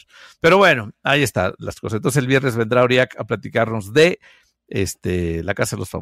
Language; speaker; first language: Spanish; native; Spanish